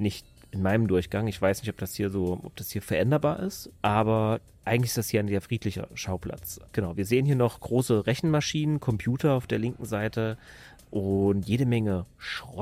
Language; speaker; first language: German; native; German